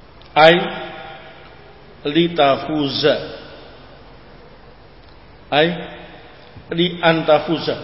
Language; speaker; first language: Arabic; non-native, learner; Indonesian